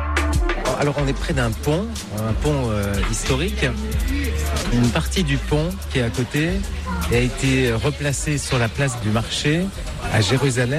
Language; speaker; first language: French; native; French